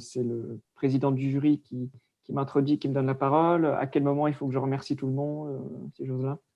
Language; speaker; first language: French; native; French